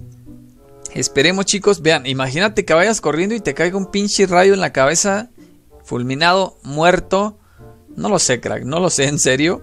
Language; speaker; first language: Spanish; native; Spanish